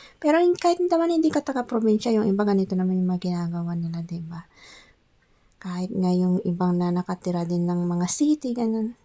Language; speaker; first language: Filipino; non-native, local second language; Iloko